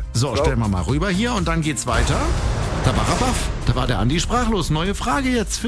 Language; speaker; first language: German; native; German